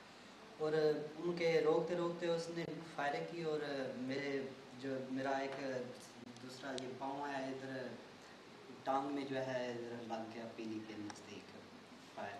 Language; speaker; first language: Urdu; non-native, local second language; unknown